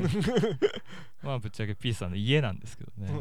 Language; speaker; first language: Japanese; native; Japanese